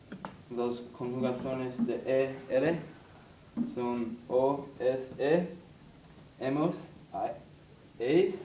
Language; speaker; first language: Spanish; non-native, learner; English